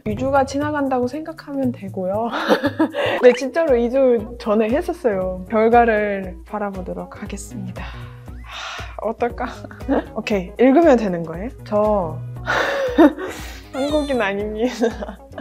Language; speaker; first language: Korean; non-native, fluent; Russian